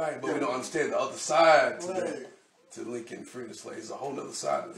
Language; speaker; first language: English; native; English